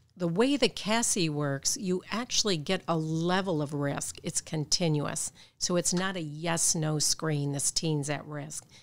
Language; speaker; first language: English; native; English